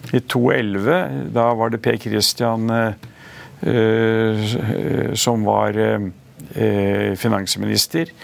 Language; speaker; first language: Norwegian; native; Norwegian